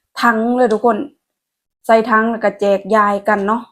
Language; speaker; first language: Thai; non-native, local second language; Lao